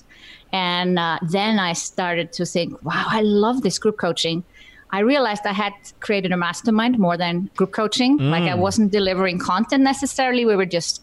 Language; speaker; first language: English; non-native, fluent; Icelandic